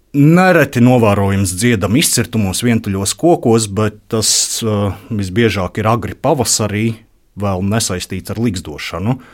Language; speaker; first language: Latvian; native; Latvian